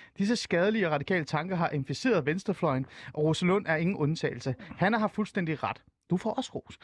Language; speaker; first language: Danish; early bilingual, other home language; Persian